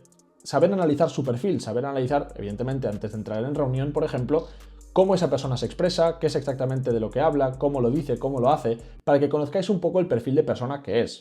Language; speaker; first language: Spanish; native; Spanish